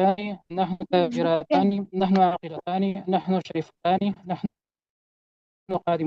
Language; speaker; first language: Arabic; non-native, learner; Urdu